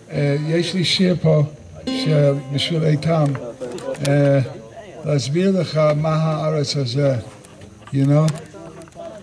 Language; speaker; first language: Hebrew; non-native, fluent; English